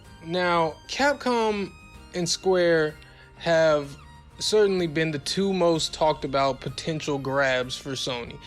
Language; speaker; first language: English; native; English